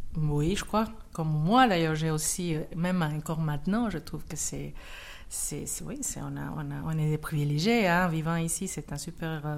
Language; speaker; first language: French; non-native, fluent; Spanish